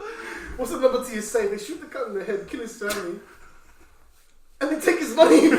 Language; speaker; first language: English; native; English